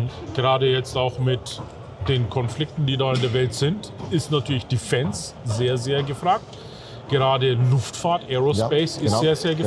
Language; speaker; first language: German; native; German